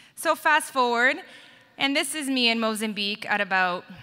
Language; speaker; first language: English; native; English